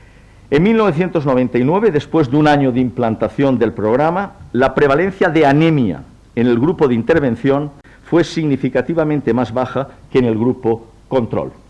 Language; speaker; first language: Spanish; native; Spanish